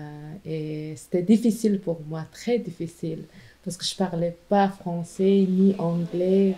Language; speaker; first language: French; non-native, local second language; Persian